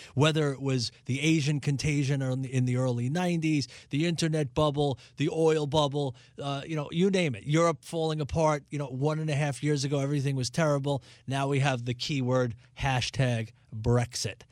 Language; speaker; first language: English; native; English